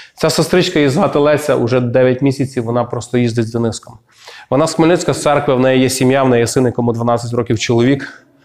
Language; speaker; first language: Ukrainian; native; Ukrainian